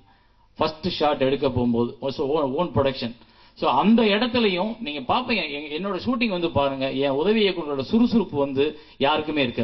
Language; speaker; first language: Tamil; native; Tamil